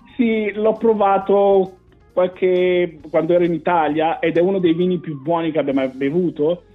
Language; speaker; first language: Italian; native; Italian